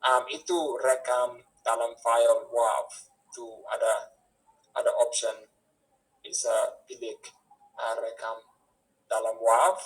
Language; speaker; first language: Indonesian; non-native, fluent; English